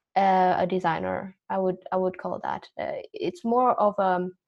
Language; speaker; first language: English; non-native, fluent; Indonesian